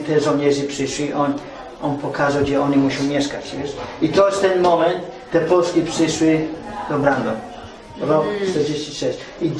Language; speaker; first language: Polish; early bilingual, heritage; English